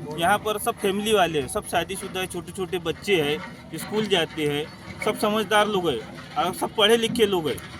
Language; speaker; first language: Hindi; native; Hindi